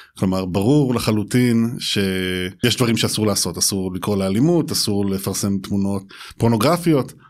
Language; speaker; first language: Hebrew; native; Hebrew